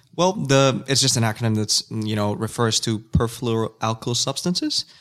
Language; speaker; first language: English; non-native, fluent; Spanish